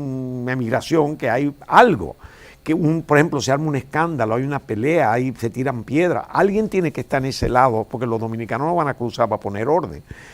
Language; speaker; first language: Spanish; native; Spanish